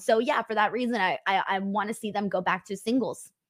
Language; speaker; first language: English; native; English